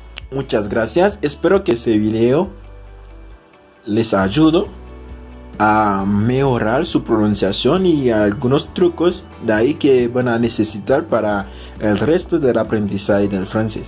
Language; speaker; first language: Spanish; non-native, fluent; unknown